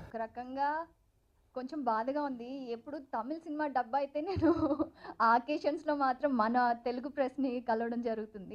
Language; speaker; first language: Telugu; non-native, fluent; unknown